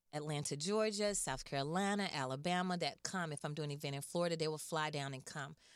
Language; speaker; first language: English; native; English